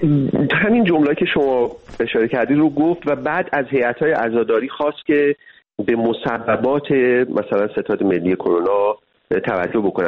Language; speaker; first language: Persian; native; Persian